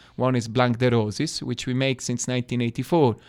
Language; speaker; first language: English; non-native, fluent; Italian